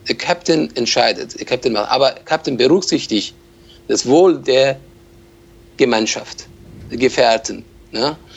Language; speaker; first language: German; non-native, fluent; Persian